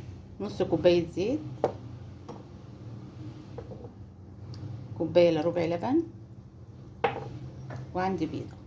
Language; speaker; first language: Arabic; native; Arabic